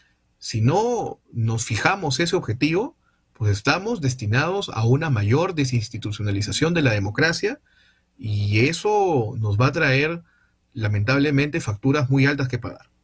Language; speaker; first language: Spanish; native; Spanish